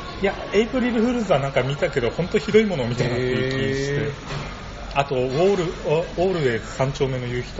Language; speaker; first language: Japanese; native; Japanese